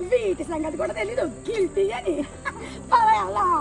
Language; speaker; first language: Telugu; native; Telugu